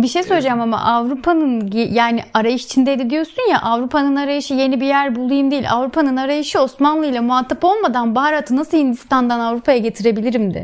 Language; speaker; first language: Turkish; native; Turkish